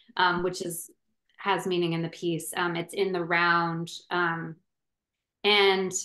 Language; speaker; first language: English; native; English